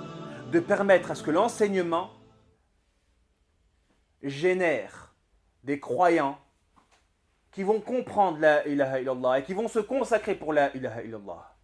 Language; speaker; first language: French; native; French